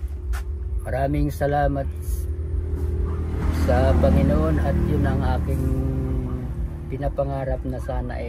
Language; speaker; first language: Filipino; native; Filipino